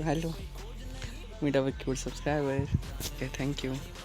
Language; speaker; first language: Hindi; native; Hindi